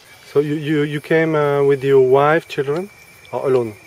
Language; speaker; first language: English; non-native, learner; French